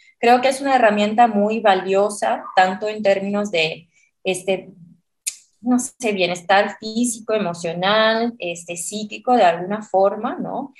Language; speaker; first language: Spanish; non-native, fluent; Italian